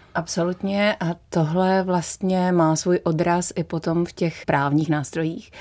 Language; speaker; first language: Czech; native; Czech